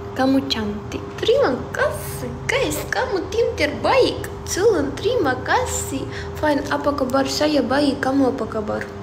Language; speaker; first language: Indonesian; non-native, learner; Ukrainian